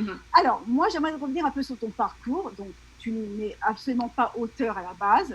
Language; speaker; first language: French; native; French